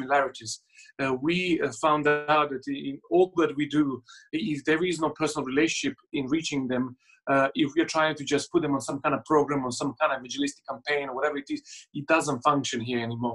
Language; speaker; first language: English; non-native, fluent; Serbian